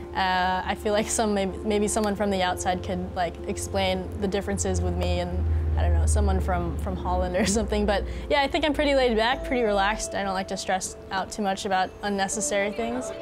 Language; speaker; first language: English; native; English